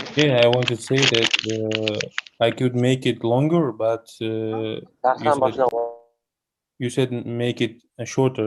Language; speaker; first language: English; non-native, learner; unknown